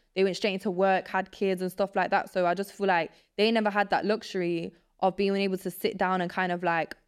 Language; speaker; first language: English; early bilingual, other home language; Polish